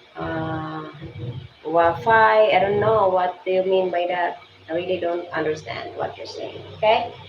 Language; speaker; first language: English; non-native, local second language; Cebuano